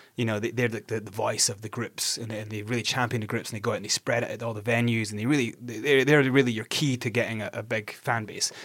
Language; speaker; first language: English; native; English